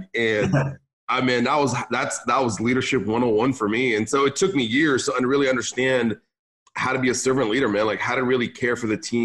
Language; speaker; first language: English; early bilingual, other home language; Arabic